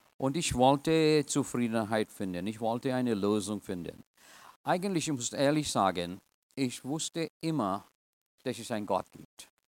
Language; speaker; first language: German; non-native, fluent; English